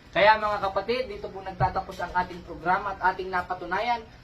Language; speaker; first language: Filipino; native; Filipino